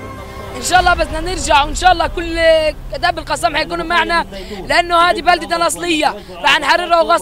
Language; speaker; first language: Arabic; native; Arabic